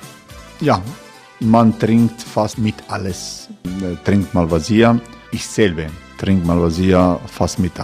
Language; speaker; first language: German; non-native, fluent; Croatian